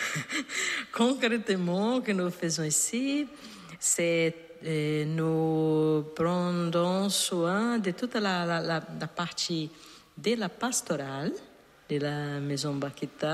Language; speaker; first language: French; non-native, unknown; Portuguese